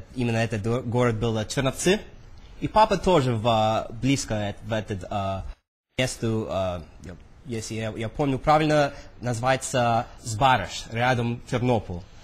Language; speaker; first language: Russian; early bilingual, heritage; Russian